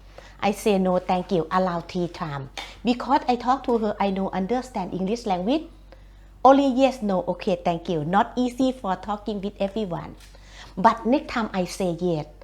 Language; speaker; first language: English; non-native, learner; Thai